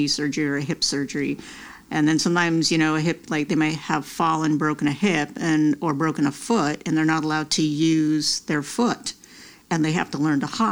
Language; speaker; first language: English; native; English